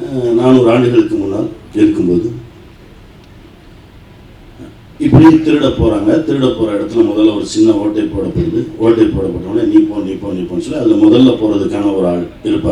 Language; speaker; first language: Tamil; native; Tamil